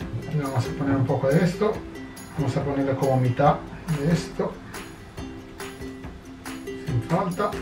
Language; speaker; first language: Spanish; non-native, fluent; Italian